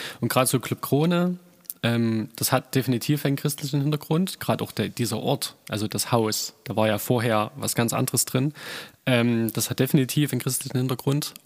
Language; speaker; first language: German; native; German